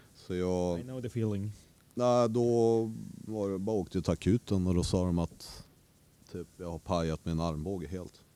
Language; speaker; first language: Swedish; native; Swedish